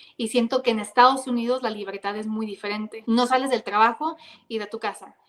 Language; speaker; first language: Spanish; early bilingual, heritage; Spanish